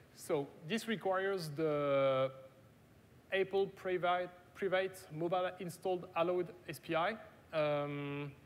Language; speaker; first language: English; non-native, fluent; German